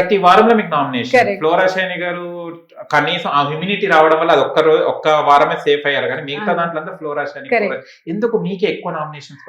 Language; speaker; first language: Telugu; native; Telugu